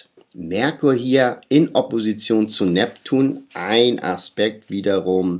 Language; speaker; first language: German; native; German